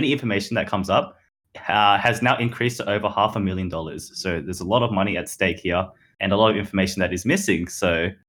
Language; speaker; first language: English; native; English